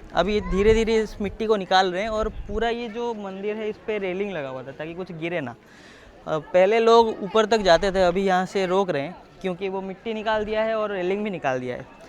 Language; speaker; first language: Hindi; non-native, local second language; Odia